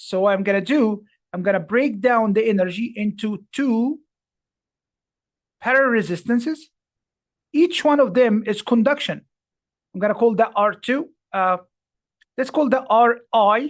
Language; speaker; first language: English; non-native, fluent; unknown